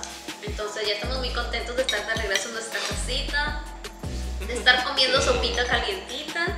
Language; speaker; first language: Spanish; native; Spanish